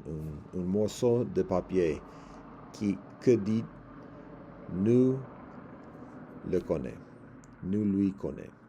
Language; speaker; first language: French; non-native, learner; English